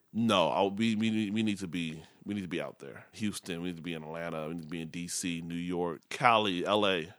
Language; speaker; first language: English; early bilingual, other home language; Yoruba